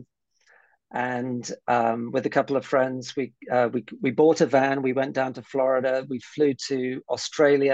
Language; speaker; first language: English; native; English